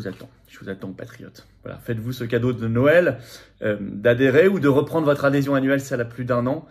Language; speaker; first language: French; native; French